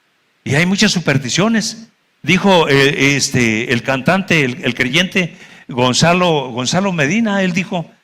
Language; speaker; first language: Spanish; native; Spanish